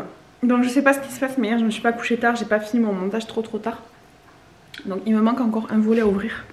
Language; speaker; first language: French; native; French